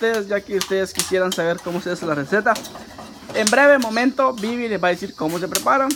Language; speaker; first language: Spanish; native; Spanish